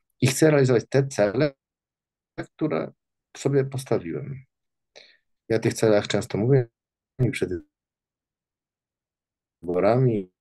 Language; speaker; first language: Polish; native; Polish